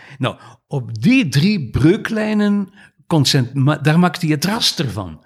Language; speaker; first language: Dutch; native; Dutch